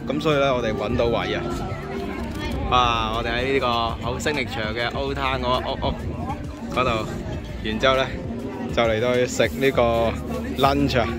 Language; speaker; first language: Cantonese; native; Cantonese